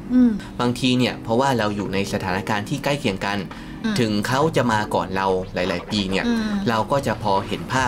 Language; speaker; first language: Thai; native; Thai